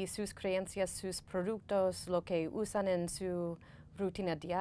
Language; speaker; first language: Spanish; non-native, fluent; English